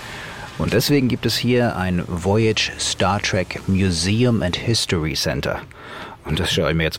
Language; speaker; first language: German; native; German